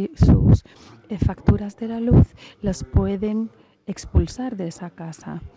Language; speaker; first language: Spanish; non-native, fluent; English